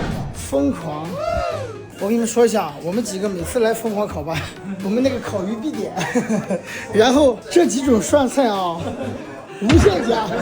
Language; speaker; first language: Chinese; native; Chinese